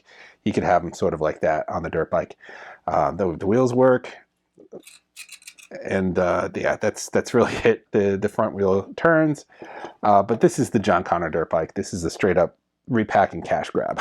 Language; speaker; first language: English; native; English